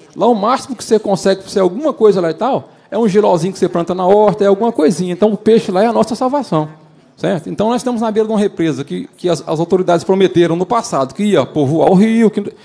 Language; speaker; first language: Portuguese; native; Portuguese